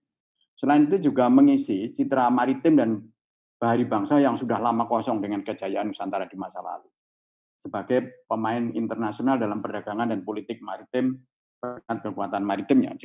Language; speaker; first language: Indonesian; native; Indonesian